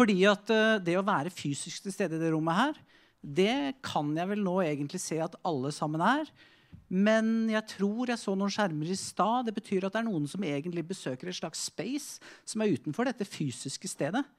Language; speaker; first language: Norwegian; native; Norwegian